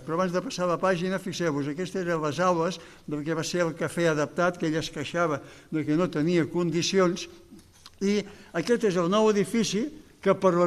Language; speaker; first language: Catalan; native; Catalan